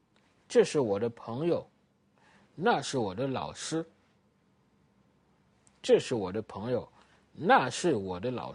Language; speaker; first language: Chinese; non-native, fluent; French